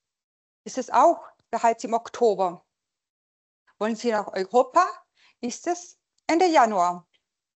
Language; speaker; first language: German; non-native, local second language; French